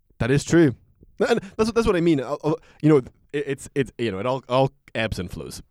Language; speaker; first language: English; native; English